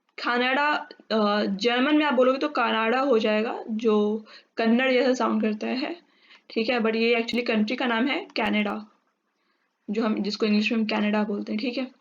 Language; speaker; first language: Hindi; native; Hindi